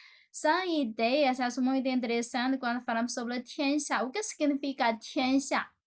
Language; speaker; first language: Portuguese; non-native, fluent; Chinese